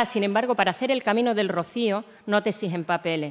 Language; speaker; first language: Spanish; native; Spanish